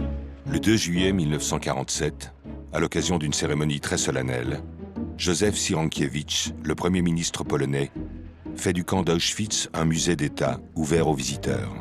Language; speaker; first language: French; native; French